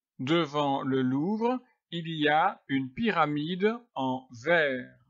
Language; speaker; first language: French; native; French